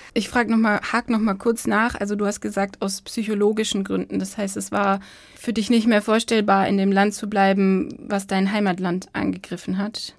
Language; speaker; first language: German; native; German